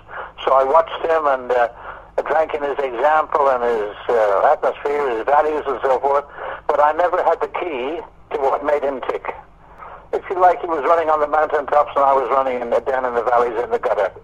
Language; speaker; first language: English; native; English